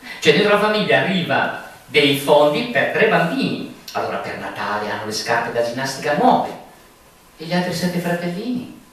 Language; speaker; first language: Italian; native; Italian